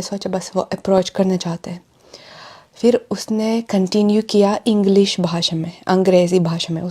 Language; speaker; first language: Hindi; non-native, fluent; Russian